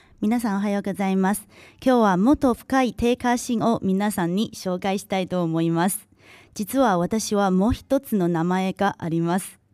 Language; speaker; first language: Japanese; non-native, local second language; Chinese